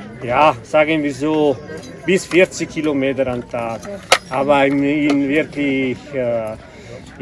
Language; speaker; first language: German; non-native, fluent; Italian